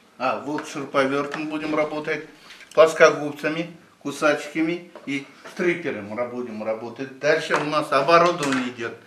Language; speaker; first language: Russian; non-native, local second language; Kazakh